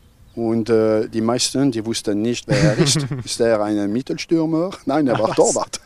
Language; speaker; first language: German; non-native, local second language; French